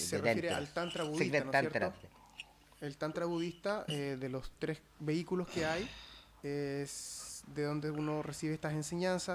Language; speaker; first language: Spanish; native; Spanish